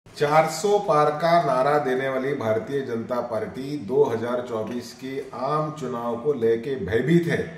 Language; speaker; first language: Hindi; non-native, local second language; Marathi